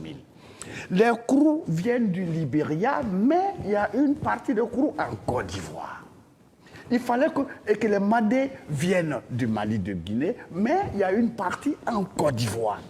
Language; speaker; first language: French; non-native, local second language; Dyula